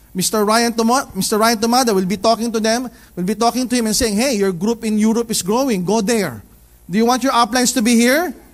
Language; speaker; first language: English; non-native, local second language; Filipino